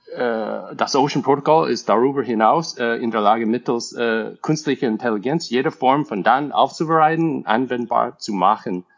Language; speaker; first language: German; non-native, fluent; English